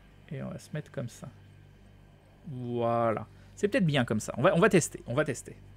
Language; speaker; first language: French; native; French